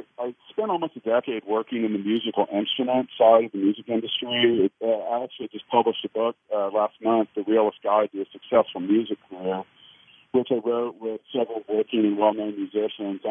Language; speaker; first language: English; native; English